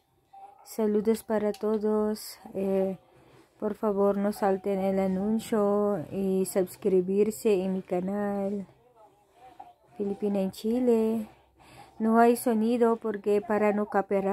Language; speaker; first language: Spanish; non-native, learner; Filipino